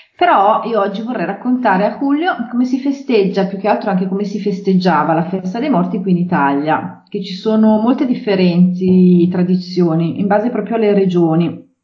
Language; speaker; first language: Italian; native; Italian